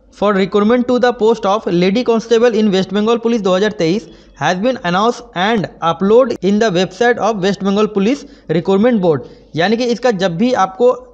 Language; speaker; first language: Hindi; non-native, local second language; Bangla